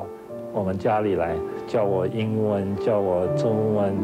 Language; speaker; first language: Chinese; non-native, local second language; Wu Chinese